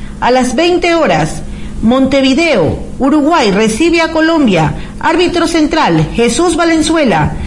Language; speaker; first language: Spanish; native; Spanish